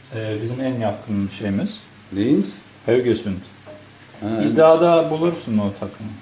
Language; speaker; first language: Turkish; early bilingual, heritage; Norwegian